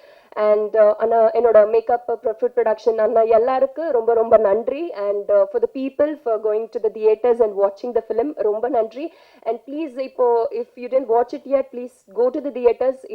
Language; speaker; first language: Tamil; non-native, learner; Telugu